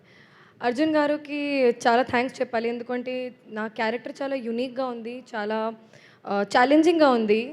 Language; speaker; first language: Telugu; non-native, learner; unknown